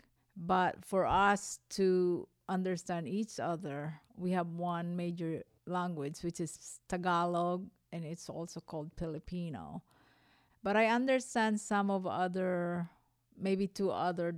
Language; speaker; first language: English; non-native, local second language; Hiligaynon